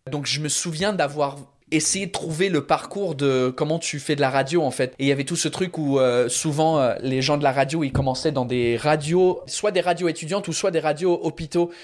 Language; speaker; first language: French; early bilingual, other home language; English